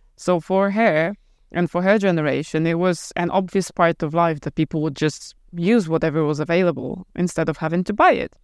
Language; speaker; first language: English; non-native, fluent; Polish